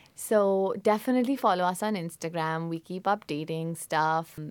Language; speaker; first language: English; non-native, local second language; Hindi